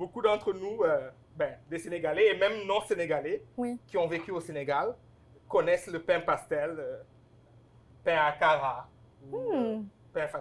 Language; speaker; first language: French; non-native, local second language; Wolof